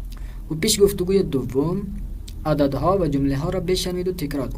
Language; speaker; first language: Persian; non-native, fluent; Urdu